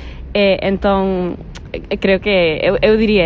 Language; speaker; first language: Galician; non-native, fluent; English